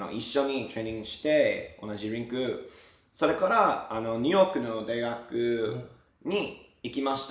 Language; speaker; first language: Japanese; non-native, learner; English